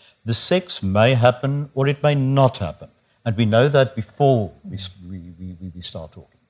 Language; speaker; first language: English; non-native, local second language; Afrikaans